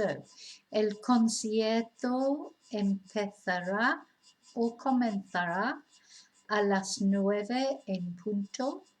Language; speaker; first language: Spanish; non-native, fluent; English